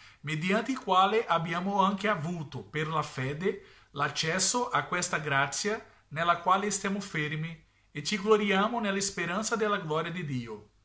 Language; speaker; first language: Italian; non-native, learner; Portuguese